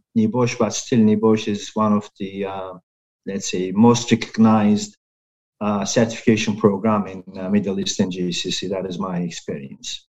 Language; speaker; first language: English; non-native, fluent; Turkish